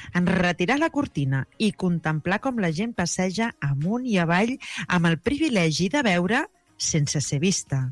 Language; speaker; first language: Catalan; native; Catalan